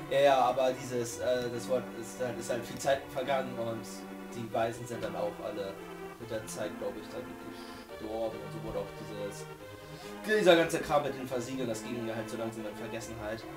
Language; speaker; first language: German; native; German